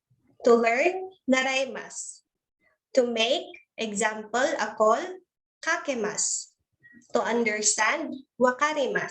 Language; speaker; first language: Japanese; non-native, learner; Filipino